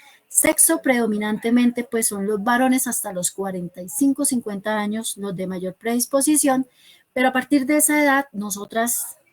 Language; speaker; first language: Spanish; native; Spanish